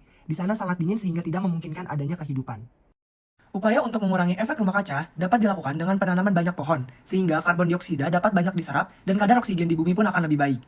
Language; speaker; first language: Indonesian; native; Indonesian